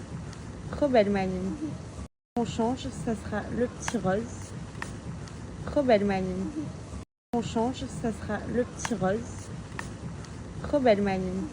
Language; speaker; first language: French; native; French